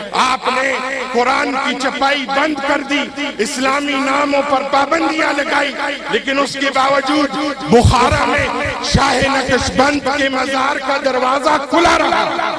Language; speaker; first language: Urdu; non-native, local second language; Pashto